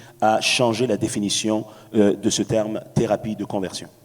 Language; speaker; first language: French; native; French